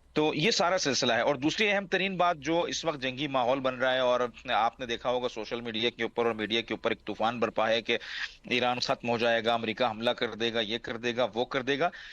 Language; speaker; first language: Urdu; non-native, local second language; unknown